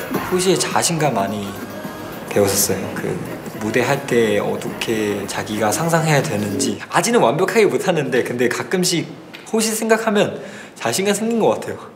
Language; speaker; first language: Korean; non-native, fluent; Chinese